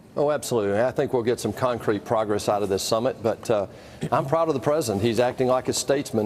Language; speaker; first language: English; native; English